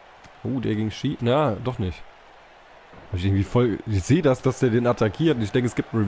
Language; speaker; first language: German; native; German